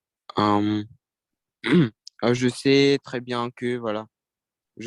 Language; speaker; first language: French; non-native, learner; Russian